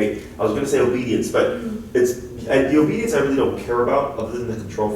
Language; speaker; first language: English; native; English